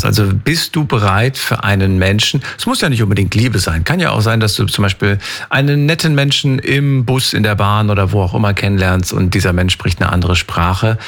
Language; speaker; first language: German; native; German